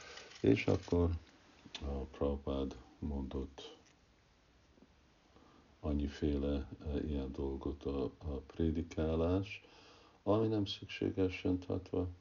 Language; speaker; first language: Hungarian; early bilingual, heritage; Hungarian